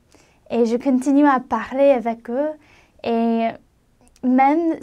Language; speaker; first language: French; non-native, fluent; English